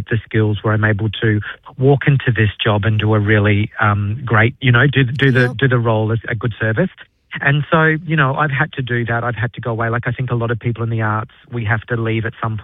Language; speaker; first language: English; native; English